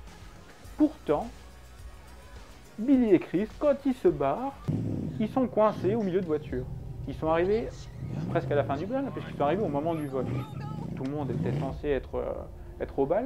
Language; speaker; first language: French; native; French